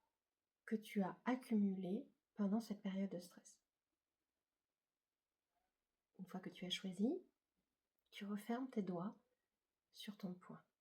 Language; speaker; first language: French; native; French